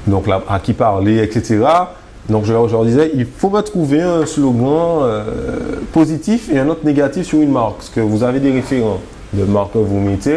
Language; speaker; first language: French; native; French